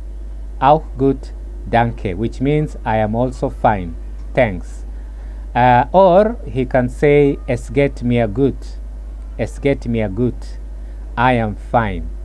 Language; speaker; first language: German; non-native, fluent; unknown